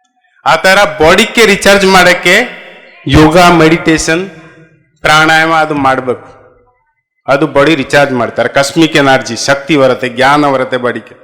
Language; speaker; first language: Kannada; non-native, local second language; Odia